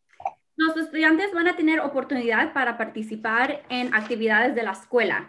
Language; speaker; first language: Spanish; early bilingual, other home language; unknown